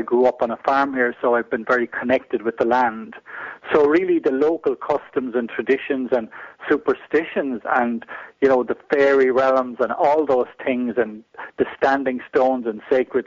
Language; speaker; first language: English; native; English